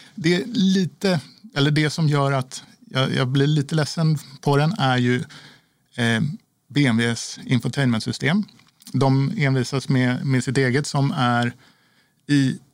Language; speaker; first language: Swedish; native; Swedish